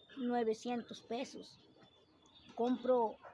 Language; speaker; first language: Spanish; native; Spanish